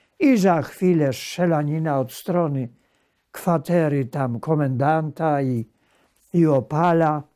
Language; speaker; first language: Polish; native; Polish